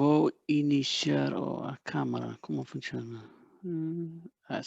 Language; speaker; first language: Portuguese; non-native, fluent; Dutch